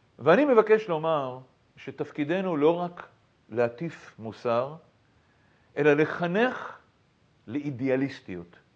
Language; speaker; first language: Hebrew; native; Hebrew